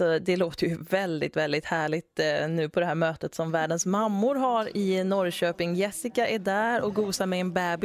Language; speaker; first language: Swedish; native; Swedish